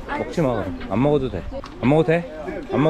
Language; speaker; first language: Korean; native; Korean